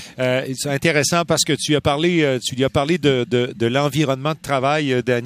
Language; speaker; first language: French; native; French